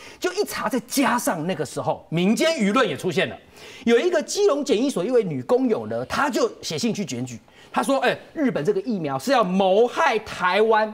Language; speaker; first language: Chinese; native; Chinese